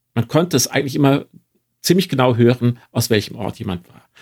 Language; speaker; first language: German; native; German